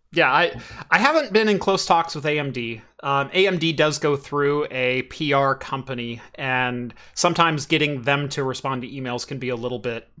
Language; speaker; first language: English; native; English